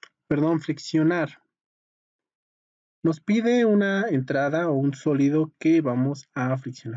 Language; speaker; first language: Spanish; native; Spanish